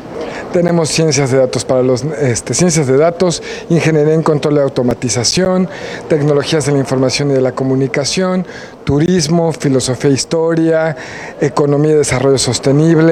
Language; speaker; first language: Spanish; native; Spanish